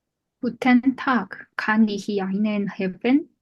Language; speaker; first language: German; non-native, learner; Korean